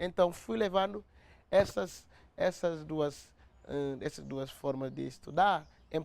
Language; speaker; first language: Portuguese; non-native, local second language; Upper Guinea Crioulo